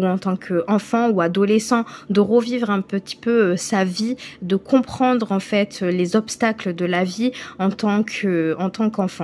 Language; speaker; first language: French; native; French